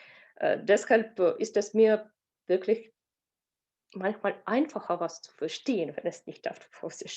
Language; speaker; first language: German; non-native, learner; Russian